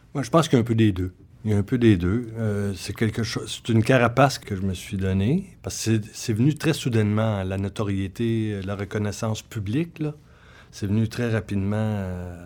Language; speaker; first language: French; native; French